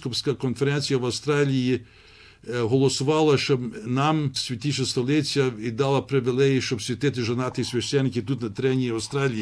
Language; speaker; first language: Ukrainian; early bilingual, heritage; Ukrainian